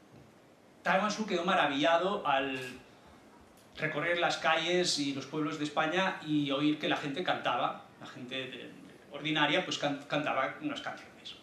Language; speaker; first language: Spanish; native; Spanish